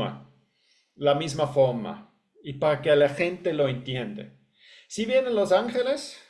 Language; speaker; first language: Spanish; non-native, fluent; English